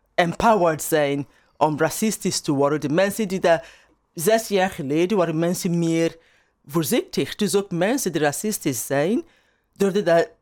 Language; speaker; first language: Dutch; non-native, fluent; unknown